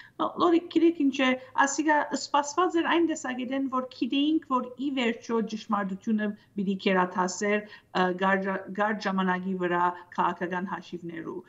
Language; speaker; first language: Armenian; early bilingual, heritage; Armenian